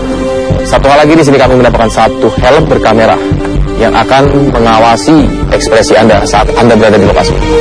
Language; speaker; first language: Indonesian; native; Indonesian